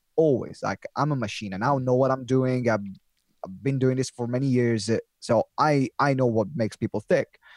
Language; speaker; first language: English; non-native, fluent; Italian